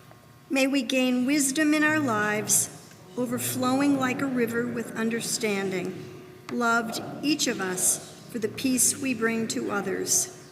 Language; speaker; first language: English; native; English